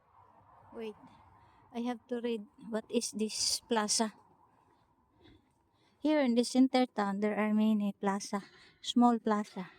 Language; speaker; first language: English; non-native, learner; Filipino